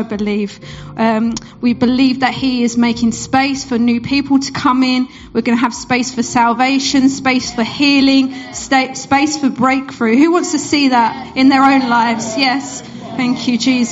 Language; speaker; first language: English; native; English